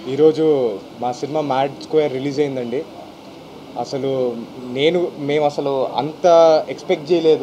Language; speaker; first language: Telugu; non-native, fluent; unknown